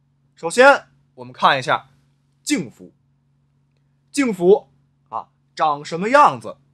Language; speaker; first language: Chinese; native; Chinese